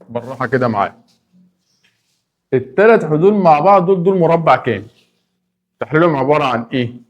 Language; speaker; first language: Arabic; native; Arabic